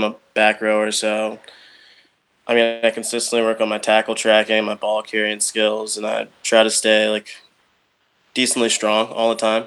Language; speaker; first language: English; native; English